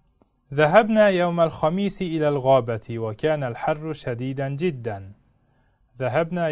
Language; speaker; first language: Arabic; non-native, fluent; Uzbek